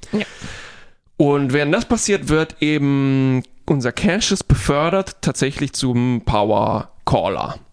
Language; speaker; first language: German; non-native, fluent; Polish